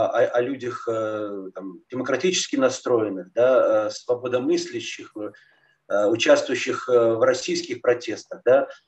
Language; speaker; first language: Russian; native; Russian